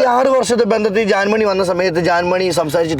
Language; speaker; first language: Malayalam; native; Malayalam